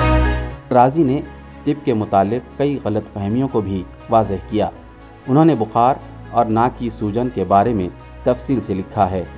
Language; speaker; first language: Urdu; native; Urdu